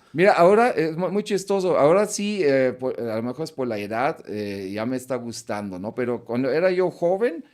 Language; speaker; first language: Spanish; non-native, fluent; German